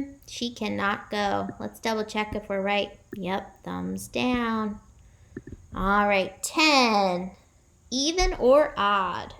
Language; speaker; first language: English; native; English